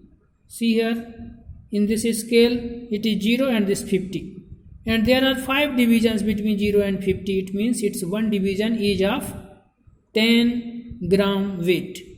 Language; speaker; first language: English; non-native, local second language; Hindi